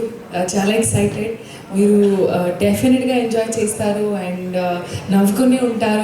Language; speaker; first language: Telugu; non-native, local second language; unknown